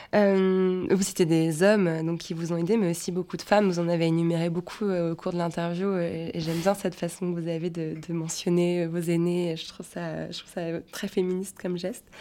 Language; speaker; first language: French; native; French